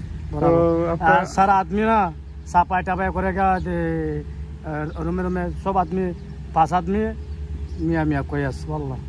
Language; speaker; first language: Hindi; non-native, learner; Bangla